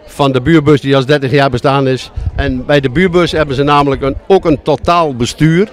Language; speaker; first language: Dutch; native; Dutch